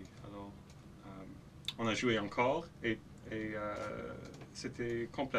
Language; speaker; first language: French; non-native, local second language; English